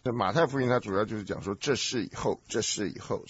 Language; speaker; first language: Chinese; native; Chinese